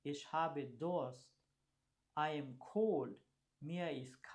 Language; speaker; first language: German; non-native, fluent; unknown